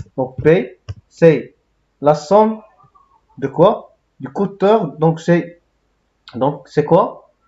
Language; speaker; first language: French; non-native, local second language; Arabic